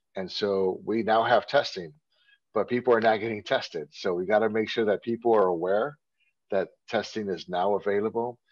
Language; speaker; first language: English; native; English